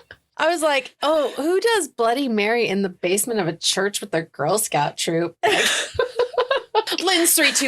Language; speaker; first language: English; native; English